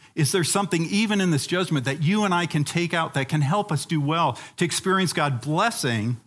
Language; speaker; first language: English; native; English